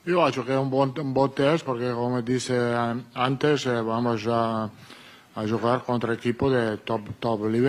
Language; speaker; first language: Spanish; non-native, fluent; Italian